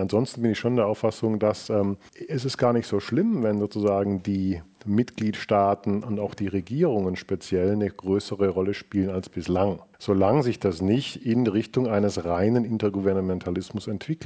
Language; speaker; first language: German; native; German